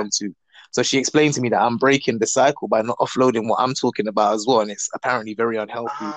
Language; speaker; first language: English; native; English